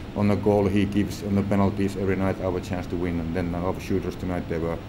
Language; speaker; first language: English; non-native, fluent; Finnish